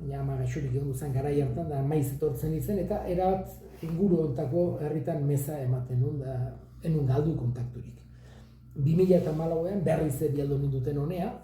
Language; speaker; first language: Basque; native; Basque